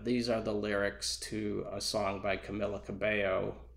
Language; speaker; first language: English; native; English